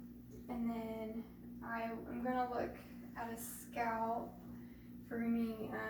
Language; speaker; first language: English; native; English